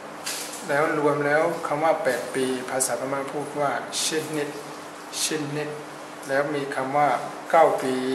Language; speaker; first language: Thai; non-native, fluent; Burmese